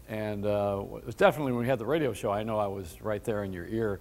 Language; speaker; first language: English; native; English